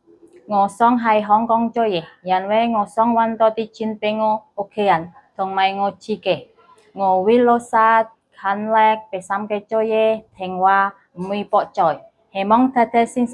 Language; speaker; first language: Cantonese; non-native, learner; Indonesian